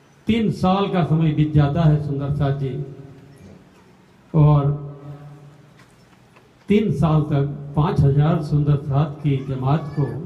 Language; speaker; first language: Hindi; non-native, local second language; Gujarati